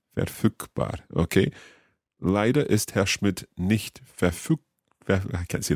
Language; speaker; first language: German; non-native, learner; English